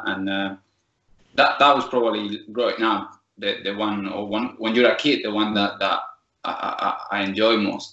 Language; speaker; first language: English; non-native, fluent; Spanish